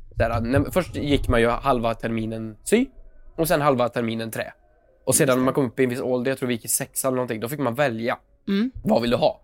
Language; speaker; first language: Swedish; native; Swedish